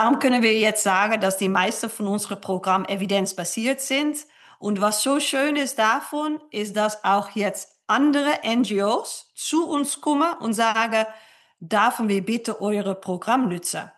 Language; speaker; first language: German; non-native, fluent; Dutch